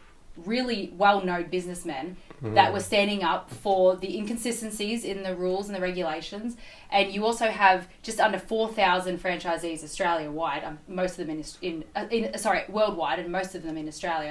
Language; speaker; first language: English; native; English